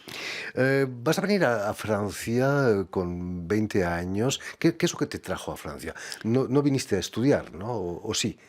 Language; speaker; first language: Spanish; native; Spanish